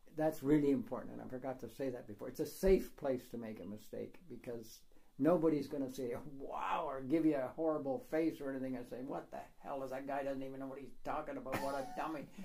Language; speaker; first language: English; native; English